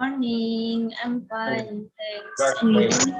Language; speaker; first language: English; non-native, fluent; Indonesian